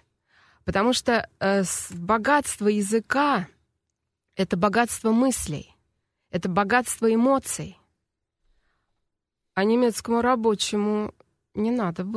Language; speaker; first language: Russian; native; Russian